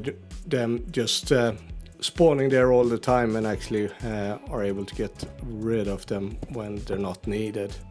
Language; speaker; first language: English; native; English